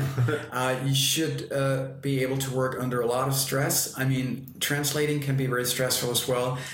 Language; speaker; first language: English; non-native, fluent; German